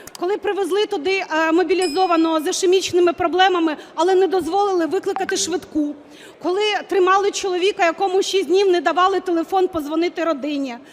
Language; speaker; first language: Ukrainian; native; Ukrainian